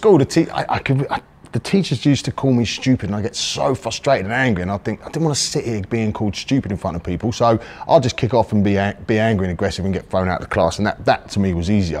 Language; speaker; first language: English; native; English